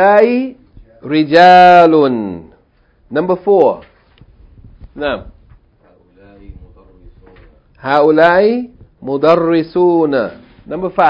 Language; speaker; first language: Arabic; non-native, fluent; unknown